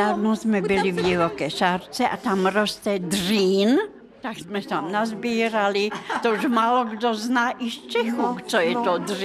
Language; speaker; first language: Czech; non-native, fluent; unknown